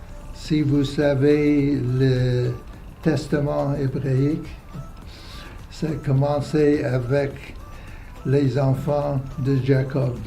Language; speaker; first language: French; non-native, fluent; English